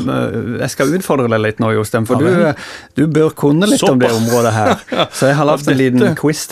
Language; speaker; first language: Norwegian; native; Norwegian